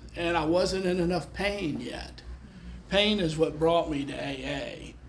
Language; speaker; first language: English; native; English